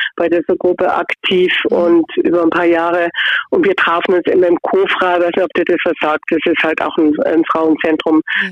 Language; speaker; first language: German; native; German